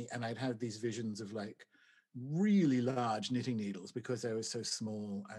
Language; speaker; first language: English; native; English